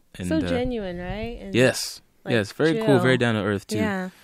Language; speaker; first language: English; native; English